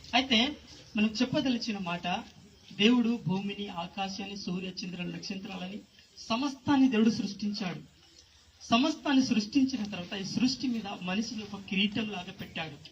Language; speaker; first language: Telugu; non-native, local second language; Lambadi